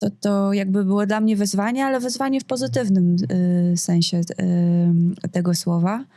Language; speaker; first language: Polish; native; Polish